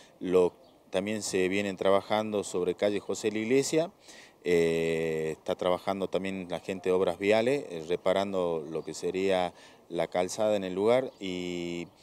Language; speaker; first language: Spanish; native; Spanish